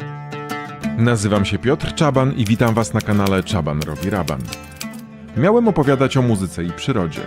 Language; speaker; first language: Polish; native; Polish